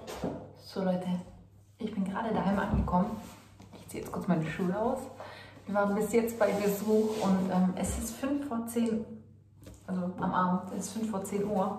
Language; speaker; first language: German; early bilingual, other home language; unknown